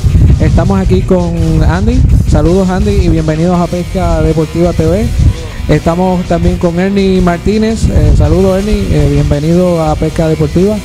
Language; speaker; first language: Spanish; native; Spanish